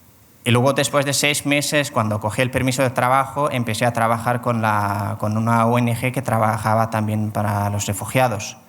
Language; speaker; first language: Spanish; non-native, fluent; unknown